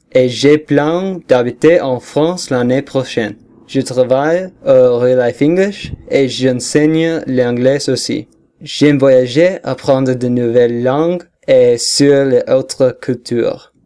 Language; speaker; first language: French; non-native, learner; English